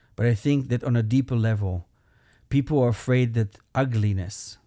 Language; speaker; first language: English; non-native, fluent; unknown